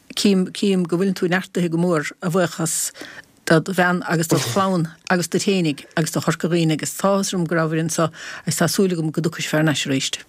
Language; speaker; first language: Irish; native; Irish